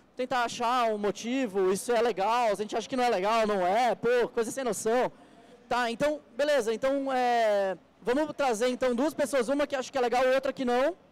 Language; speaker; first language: Portuguese; native; Portuguese